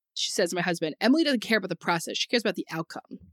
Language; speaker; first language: English; native; English